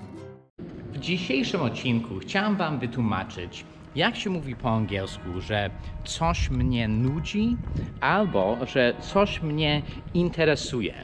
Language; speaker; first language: Polish; non-native, fluent; English